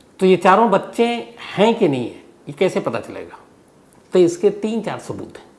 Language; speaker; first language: Hindi; native; Hindi